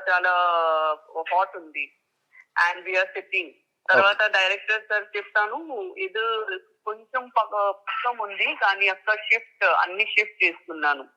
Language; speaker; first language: Telugu; non-native, learner; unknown